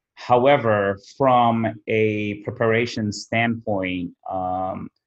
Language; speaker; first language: English; early bilingual, other home language; Somali